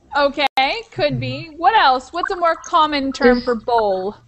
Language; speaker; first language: English; native; English